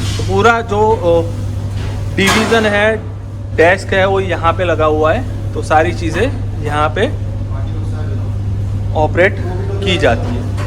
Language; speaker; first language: Hindi; native; Hindi